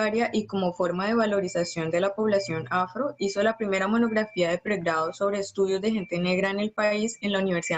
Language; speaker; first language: Spanish; native; Spanish